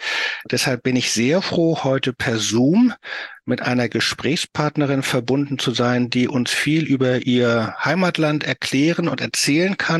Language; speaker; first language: German; native; German